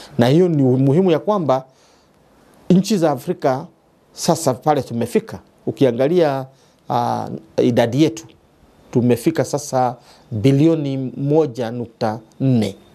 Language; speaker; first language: Swahili; non-native, local second language; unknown